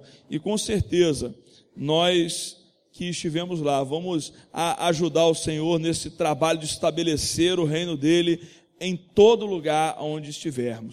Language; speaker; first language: Portuguese; native; Portuguese